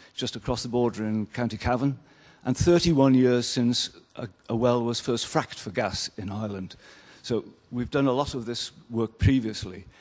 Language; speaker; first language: English; native; English